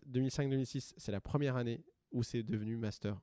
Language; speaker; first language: French; native; French